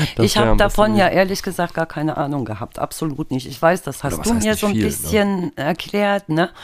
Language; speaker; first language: German; native; German